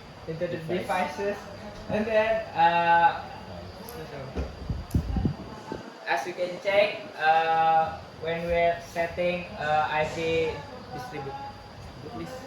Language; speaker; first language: English; non-native, learner; Indonesian